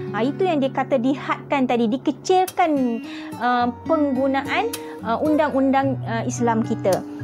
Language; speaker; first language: Malay; native; Malay